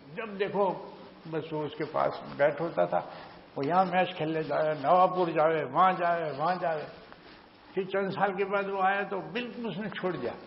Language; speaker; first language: Urdu; non-native, local second language; Gujarati